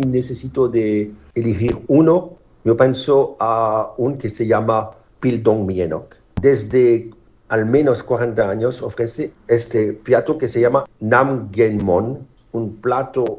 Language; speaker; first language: Spanish; non-native, fluent; French